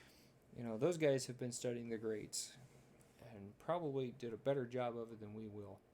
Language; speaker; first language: English; native; English